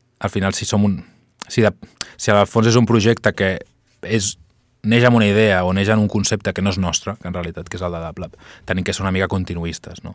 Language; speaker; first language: Catalan; non-native, local second language; Spanish